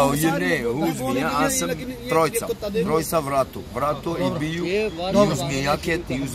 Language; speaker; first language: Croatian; non-native, learner; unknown